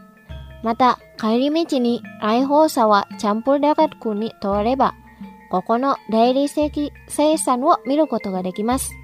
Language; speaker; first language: Japanese; non-native, fluent; Indonesian